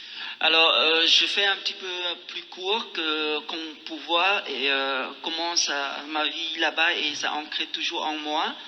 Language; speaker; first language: French; non-native, fluent; Khmer